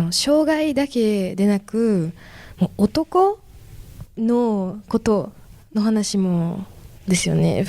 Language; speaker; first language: Japanese; non-native, fluent; French